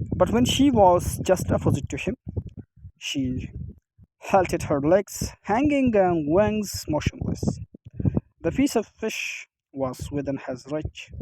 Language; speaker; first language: English; non-native, local second language; Urdu